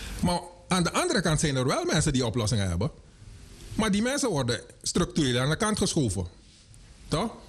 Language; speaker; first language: Dutch; native; Dutch